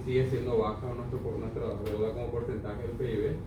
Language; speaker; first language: Spanish; native; Spanish